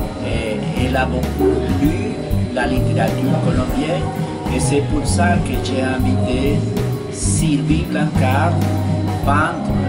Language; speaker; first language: French; non-native, fluent; Spanish